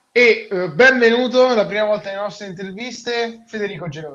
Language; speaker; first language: Italian; native; Italian